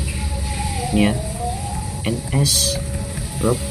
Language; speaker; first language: Indonesian; native; Indonesian